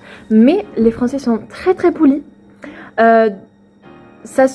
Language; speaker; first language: French; non-native, fluent; Swedish